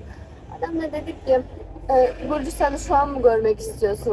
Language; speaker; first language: Turkish; non-native, fluent; Kyrgyz